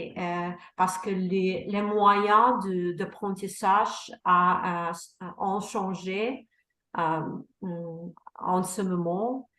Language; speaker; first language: French; non-native, learner; Russian